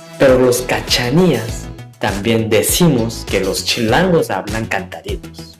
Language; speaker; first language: Spanish; non-native, fluent; Korean